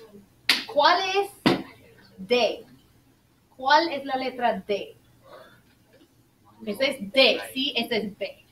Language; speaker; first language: Spanish; non-native, fluent; English